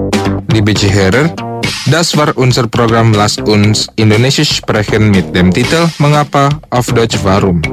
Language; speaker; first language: German; non-native, fluent; Indonesian